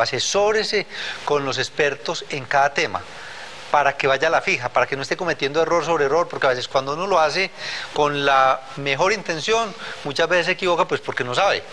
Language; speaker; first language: Spanish; native; Spanish